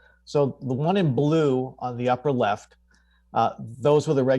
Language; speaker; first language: English; native; English